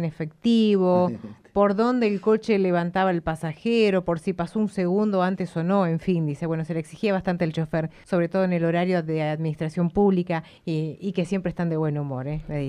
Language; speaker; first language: Spanish; native; Spanish